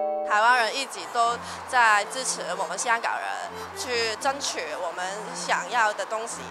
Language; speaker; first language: Chinese; non-native, local second language; Cantonese